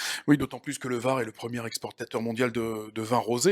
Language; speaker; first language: French; native; French